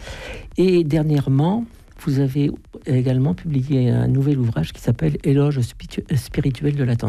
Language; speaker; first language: French; native; French